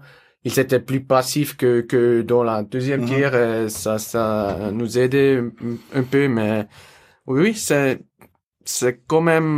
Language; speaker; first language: French; non-native, learner; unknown